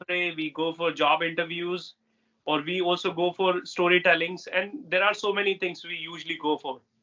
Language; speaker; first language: English; non-native, local second language; Hindi